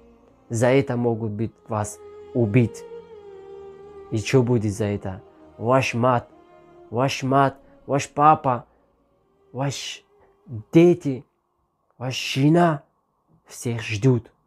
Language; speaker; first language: Russian; non-native, learner; Tajik